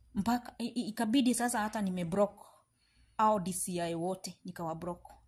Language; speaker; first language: Swahili; native; Swahili